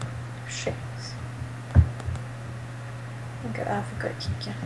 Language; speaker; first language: Norwegian; native; Norwegian